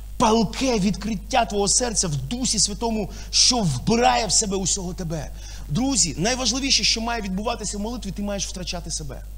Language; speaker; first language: Ukrainian; non-native, local second language; Russian